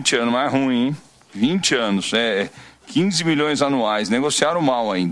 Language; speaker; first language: Portuguese; native; Portuguese